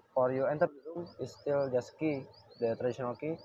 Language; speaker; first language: English; non-native, learner; Indonesian